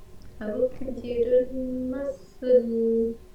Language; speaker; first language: Korean; non-native, learner; Vietnamese